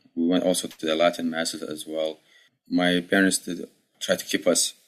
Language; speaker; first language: English; early bilingual, other home language; Arabic